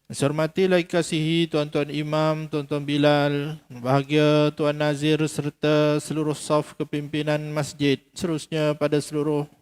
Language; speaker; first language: Malay; native; Malay